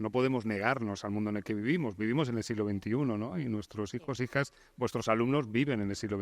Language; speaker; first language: Spanish; native; Spanish